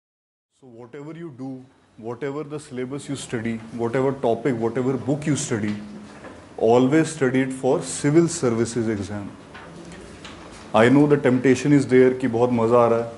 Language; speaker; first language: English; non-native, local second language; Hindi